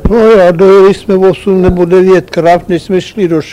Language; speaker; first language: Czech; early bilingual, heritage; Czech